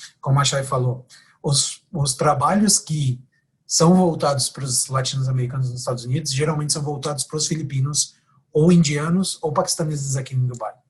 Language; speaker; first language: Portuguese; native; Portuguese